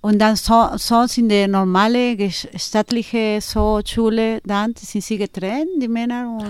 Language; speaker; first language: German; non-native, fluent; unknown